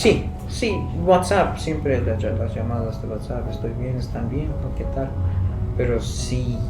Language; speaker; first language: Spanish; non-native, fluent; Persian